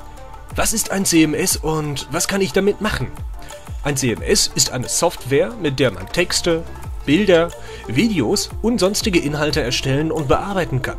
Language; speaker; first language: German; native; German